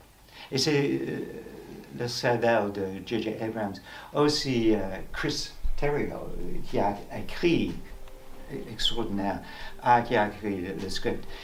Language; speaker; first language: French; non-native, fluent; English